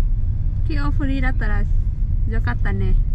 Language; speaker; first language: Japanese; non-native, learner; Vietnamese